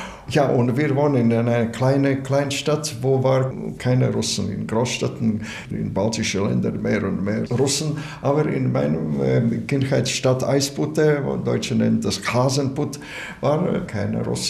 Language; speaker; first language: German; non-native, learner; Latvian